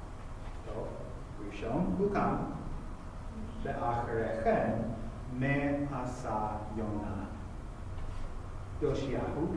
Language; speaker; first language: Hebrew; non-native, fluent; English